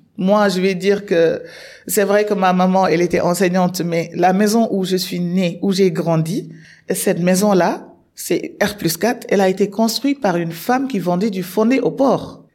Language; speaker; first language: French; non-native, local second language; Wolof